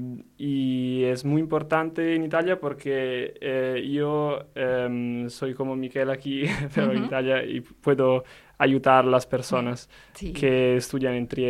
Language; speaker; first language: Spanish; non-native, learner; Italian